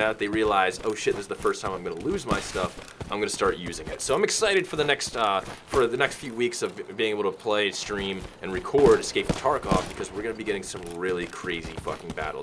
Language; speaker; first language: English; native; English